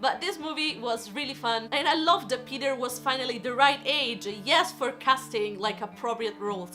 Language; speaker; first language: English; non-native, fluent; Italian